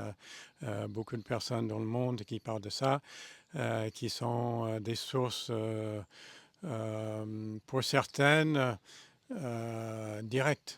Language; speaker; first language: French; non-native, fluent; English